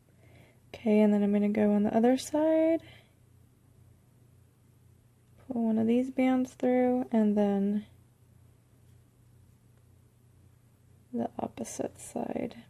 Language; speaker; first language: English; native; English